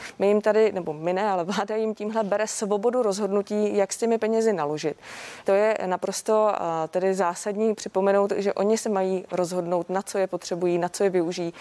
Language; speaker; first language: Czech; native; Czech